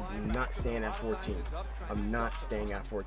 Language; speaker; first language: English; native; English